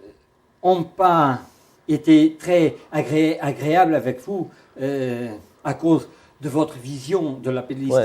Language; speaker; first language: French; non-native, fluent; Portuguese